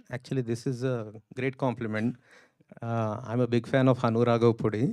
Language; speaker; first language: English; non-native, local second language; Telugu